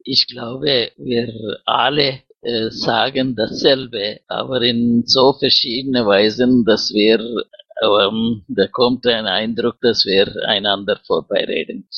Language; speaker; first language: German; non-native, fluent; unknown